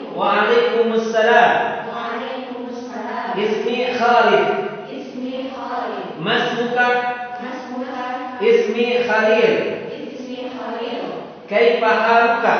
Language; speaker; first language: Arabic; non-native, fluent; Indonesian